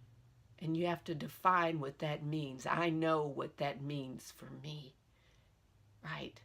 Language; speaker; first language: English; native; English